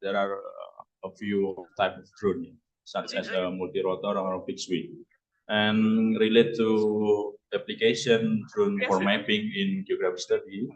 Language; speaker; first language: English; non-native, learner; Indonesian